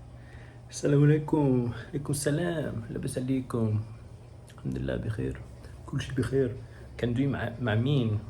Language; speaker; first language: Arabic; non-native, learner; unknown